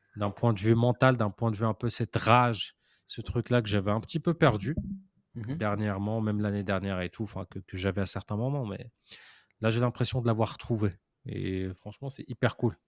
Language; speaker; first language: French; non-native, local second language; Arabic